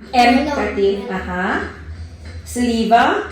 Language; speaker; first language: Russian; non-native, learner; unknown